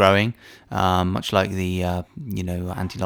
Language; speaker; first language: English; native; English